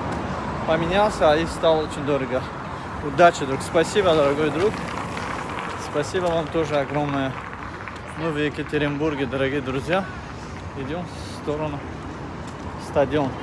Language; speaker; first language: Russian; non-native, fluent; Tajik